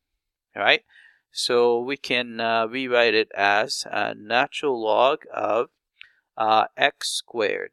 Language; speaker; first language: English; non-native, fluent; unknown